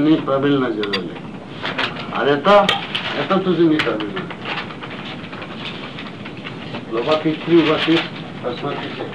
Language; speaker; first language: Russian; non-native, learner; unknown